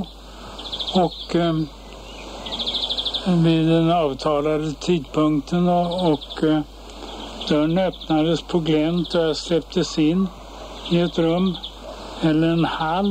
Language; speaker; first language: Swedish; native; Swedish